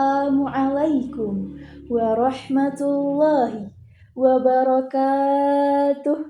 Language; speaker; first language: Arabic; non-native, learner; Indonesian